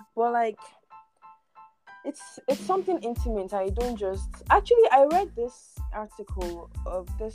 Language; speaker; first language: English; non-native, local second language; Yoruba